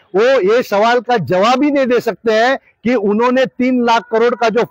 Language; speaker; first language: Hindi; non-native, local second language; Marathi